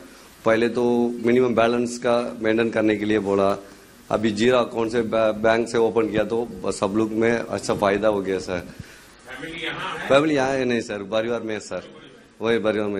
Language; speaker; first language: Hindi; non-native, local second language; Tamil